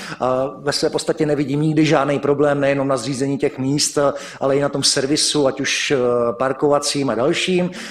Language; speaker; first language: Czech; native; Czech